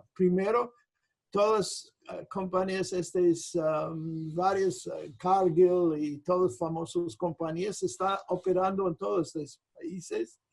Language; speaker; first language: Spanish; non-native, fluent; English